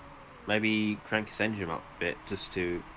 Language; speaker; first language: English; native; English